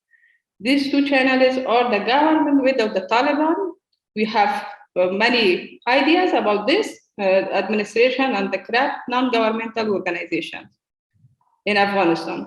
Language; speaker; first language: English; non-native, learner; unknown